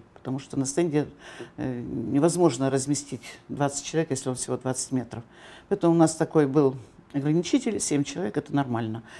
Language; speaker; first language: Russian; native; Russian